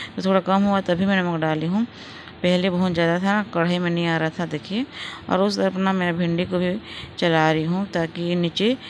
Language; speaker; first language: Hindi; non-native, local second language; Odia